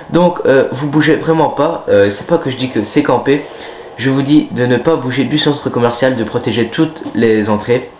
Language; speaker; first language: French; native; French